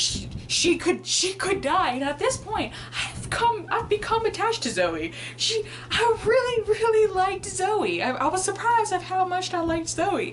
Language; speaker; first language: English; native; English